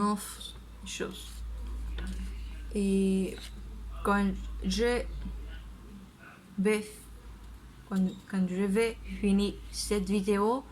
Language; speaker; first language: French; non-native, learner; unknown